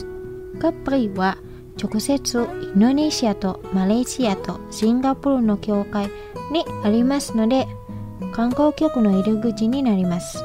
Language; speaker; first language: Japanese; non-native, fluent; Indonesian